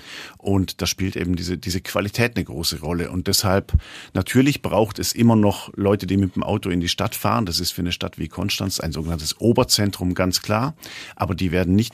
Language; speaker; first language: German; native; German